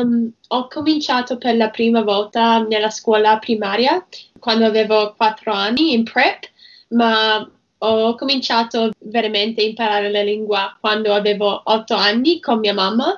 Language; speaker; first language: Italian; non-native, learner; English